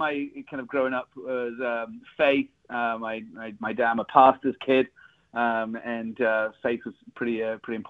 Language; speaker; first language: English; native; English